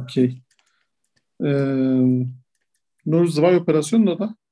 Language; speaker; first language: German; non-native, learner; Turkish